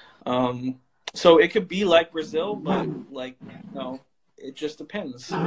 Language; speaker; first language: English; native; English